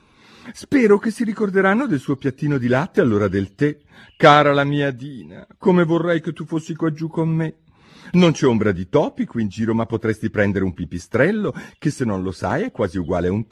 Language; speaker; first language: Italian; native; Italian